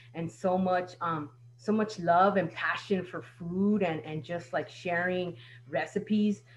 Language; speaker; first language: English; native; English